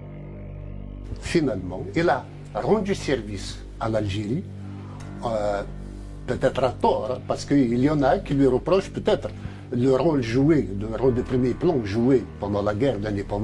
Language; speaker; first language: French; non-native, local second language; Kabyle